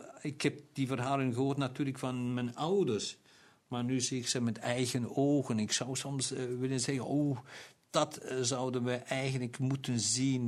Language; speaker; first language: Dutch; non-native, local second language; German